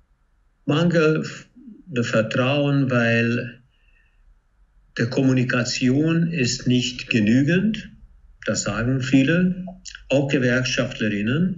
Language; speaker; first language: German; non-native, fluent; Hungarian